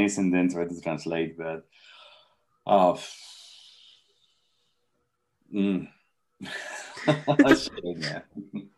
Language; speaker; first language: English; non-native, fluent; Spanish